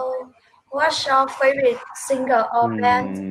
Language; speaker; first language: English; non-native, learner; Vietnamese